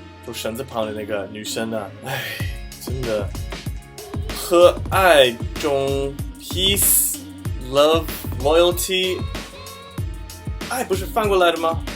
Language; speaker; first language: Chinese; non-native, fluent; English